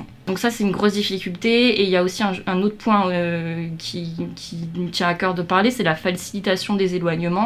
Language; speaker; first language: French; native; French